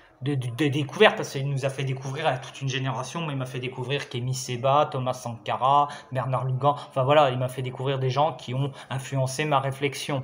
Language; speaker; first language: French; native; French